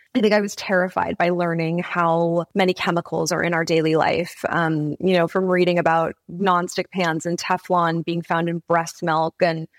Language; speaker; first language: English; native; English